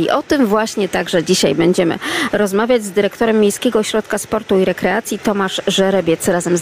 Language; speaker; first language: Polish; native; Polish